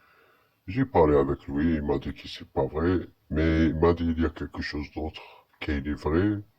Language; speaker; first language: French; non-native, learner; Arabic